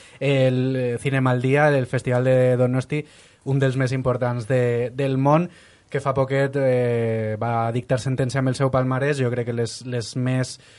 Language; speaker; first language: Catalan; native; Catalan